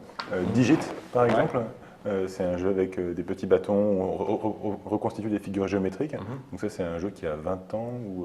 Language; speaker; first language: French; native; French